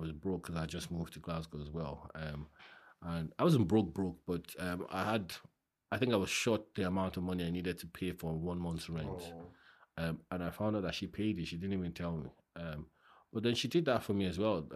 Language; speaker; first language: English; non-native, local second language; Yoruba